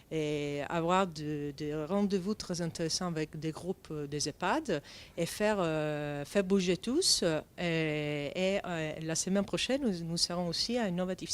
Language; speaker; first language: French; non-native, fluent; Italian